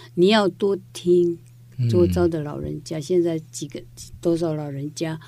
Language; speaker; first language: Chinese; non-native, local second language; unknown